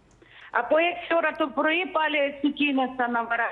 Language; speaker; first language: Greek; non-native, fluent; Russian